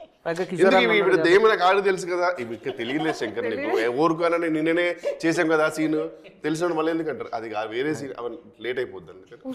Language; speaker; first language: Telugu; native; Telugu